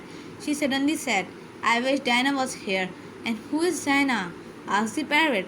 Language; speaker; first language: English; non-native, local second language; Urdu